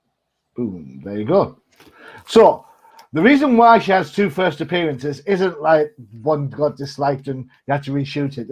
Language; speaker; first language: English; native; English